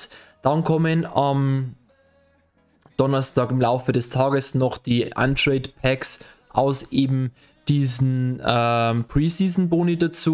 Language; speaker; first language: German; native; German